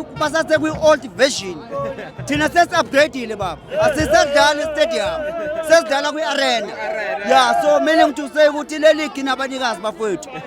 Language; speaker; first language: Zulu; native; Zulu